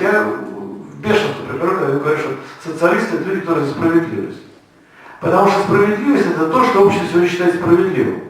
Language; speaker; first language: Russian; native; Russian